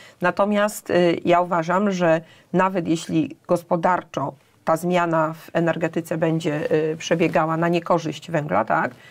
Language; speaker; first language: Polish; native; Polish